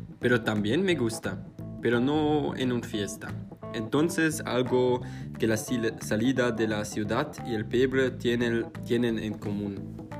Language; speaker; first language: Spanish; non-native, learner; German